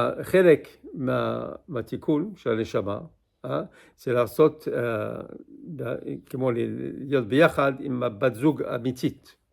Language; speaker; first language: Hebrew; non-native, fluent; English